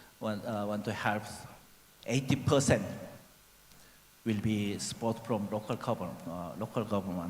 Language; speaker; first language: English; non-native, learner; Korean